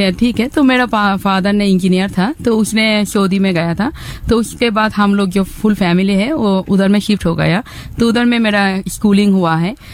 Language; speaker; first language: Hindi; non-native, fluent; Bangla